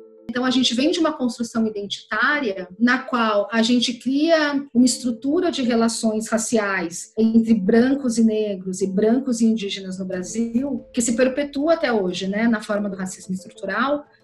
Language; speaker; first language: Portuguese; native; Portuguese